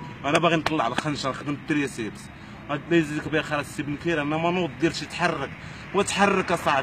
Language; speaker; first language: Arabic; native; Arabic